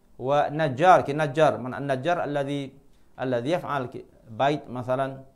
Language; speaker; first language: Arabic; non-native, fluent; Malay